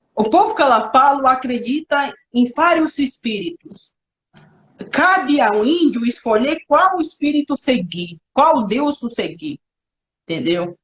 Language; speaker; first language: Portuguese; non-native, local second language; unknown